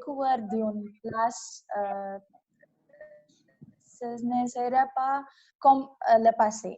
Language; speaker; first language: French; non-native, learner; Malayalam